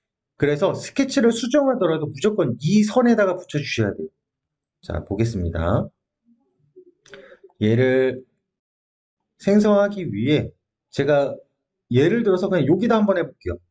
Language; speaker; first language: Korean; native; Korean